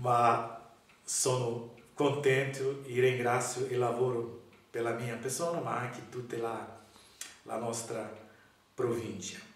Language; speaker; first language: Italian; non-native, learner; Portuguese